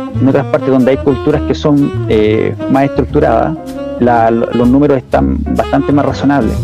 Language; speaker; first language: Spanish; native; Spanish